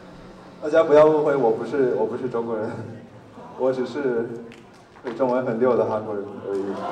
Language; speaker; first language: Chinese; non-native, fluent; Korean